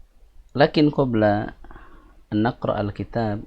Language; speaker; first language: Arabic; non-native, fluent; Indonesian